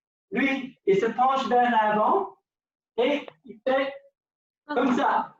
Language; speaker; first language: French; non-native, local second language; English